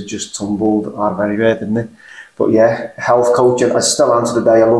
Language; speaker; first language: English; native; English